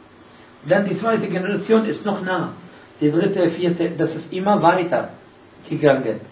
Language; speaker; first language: German; non-native, fluent; Arabic